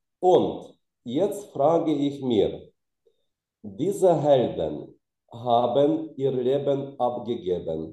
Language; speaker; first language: German; non-native, fluent; Ukrainian